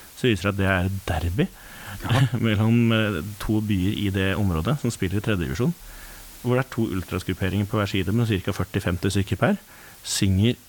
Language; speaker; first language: Norwegian; native; Norwegian